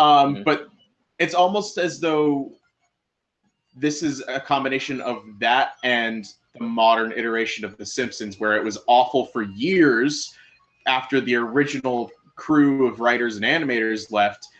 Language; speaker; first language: English; native; English